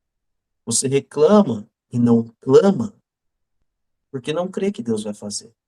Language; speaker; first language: Portuguese; native; Portuguese